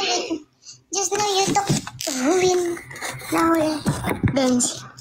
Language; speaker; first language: English; non-native, learner; Indonesian